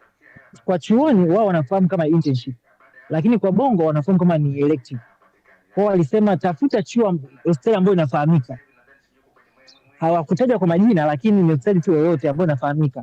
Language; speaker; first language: Swahili; native; Swahili